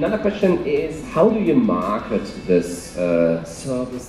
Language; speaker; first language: English; non-native, fluent; German